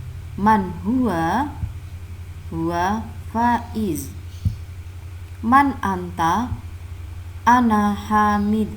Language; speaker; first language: Arabic; non-native, fluent; Indonesian